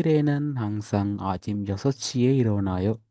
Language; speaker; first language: Korean; non-native, fluent; Sinhala